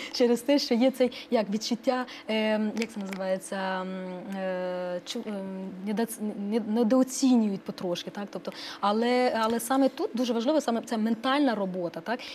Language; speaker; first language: Ukrainian; non-native, local second language; Romanian